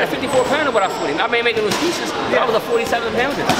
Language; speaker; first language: English; native; English